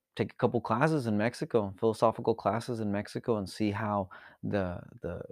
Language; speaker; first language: English; early bilingual, other home language; Spanish